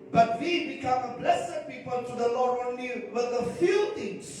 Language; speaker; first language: English; non-native, local second language; Tamil